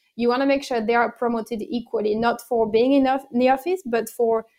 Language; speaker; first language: English; non-native, fluent; French